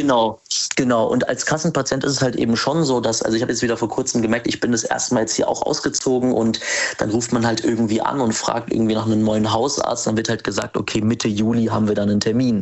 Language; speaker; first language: German; native; German